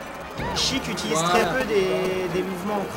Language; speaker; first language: French; native; French